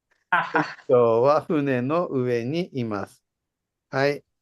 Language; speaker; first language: Japanese; non-native, fluent; Indonesian